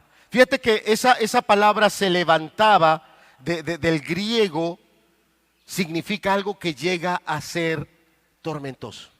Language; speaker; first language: Spanish; native; Spanish